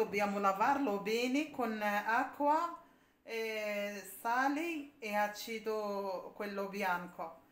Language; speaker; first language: Italian; non-native, learner; Arabic